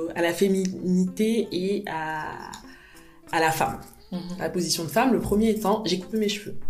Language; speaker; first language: French; native; French